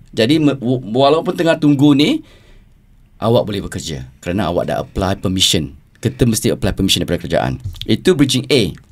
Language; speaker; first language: Malay; native; Malay